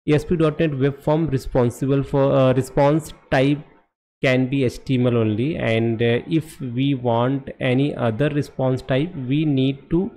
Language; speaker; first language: Hindi; native; Hindi